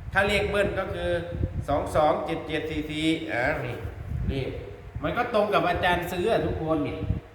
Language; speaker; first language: Thai; non-native, local second language; Northeastern Thai